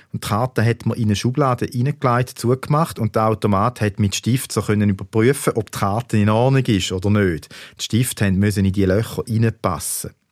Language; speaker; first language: German; native; German